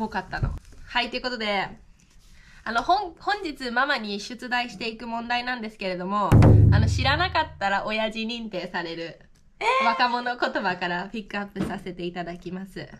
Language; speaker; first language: Japanese; native; Japanese